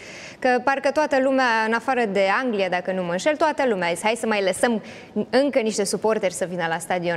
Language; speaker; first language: Romanian; native; Romanian